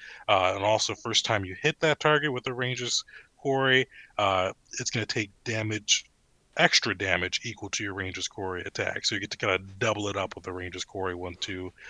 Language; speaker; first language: English; native; English